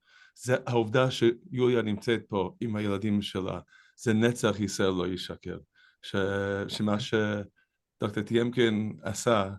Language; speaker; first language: Hebrew; non-native, fluent; English